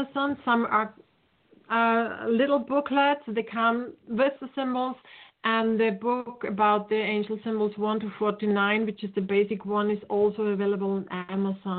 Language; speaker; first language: English; non-native, fluent; German